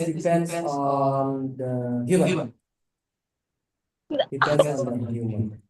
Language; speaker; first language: English; non-native, fluent; Indonesian